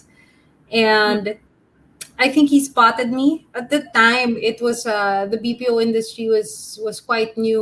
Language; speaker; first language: English; non-native, local second language; Filipino